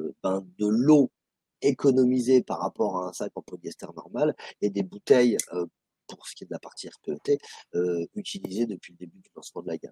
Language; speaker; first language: French; native; French